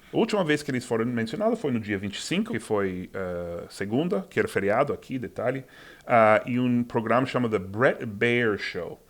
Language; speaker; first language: Portuguese; non-native, fluent; English